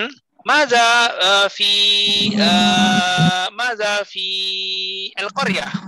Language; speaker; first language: Arabic; non-native, fluent; Malay